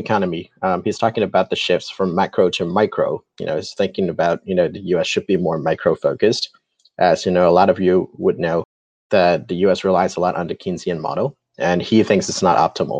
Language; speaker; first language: English; non-native, local second language; Cantonese